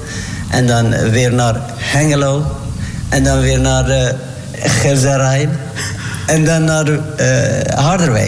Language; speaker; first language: Dutch; non-native, learner; Turkish